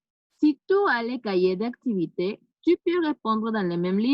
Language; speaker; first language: French; non-native, fluent; Spanish